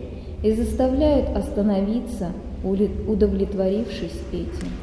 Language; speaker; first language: Russian; native; Russian